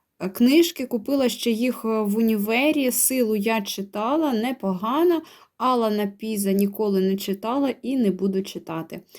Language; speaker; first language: Ukrainian; non-native, local second language; Russian